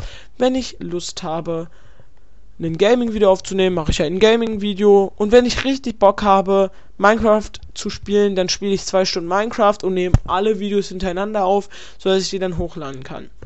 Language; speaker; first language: German; native; German